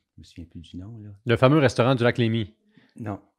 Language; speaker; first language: French; native; French